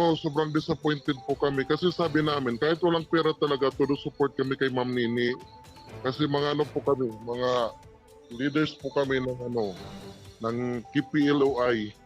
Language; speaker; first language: Filipino; non-native, local second language; Waray